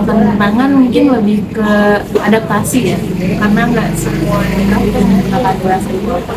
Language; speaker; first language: Indonesian; native; Indonesian